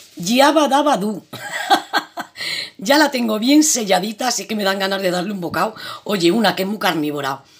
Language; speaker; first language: Spanish; native; Spanish